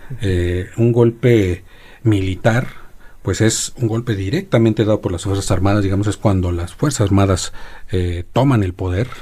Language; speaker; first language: Spanish; native; Spanish